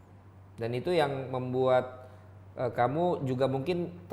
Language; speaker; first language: Indonesian; native; Indonesian